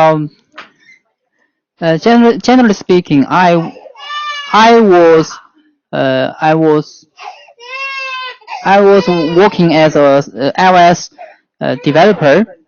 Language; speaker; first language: English; non-native, learner; Chinese